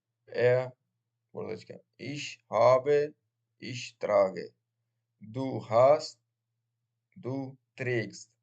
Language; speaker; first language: German; non-native, learner; Baluchi